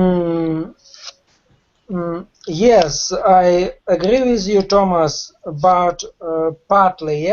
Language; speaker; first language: English; non-native, learner; Russian